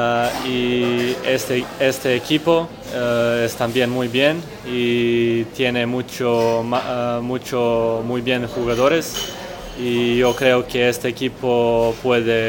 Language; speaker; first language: Spanish; non-native, learner; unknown